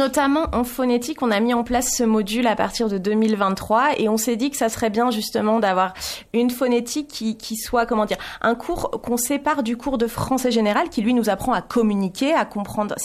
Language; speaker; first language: French; native; French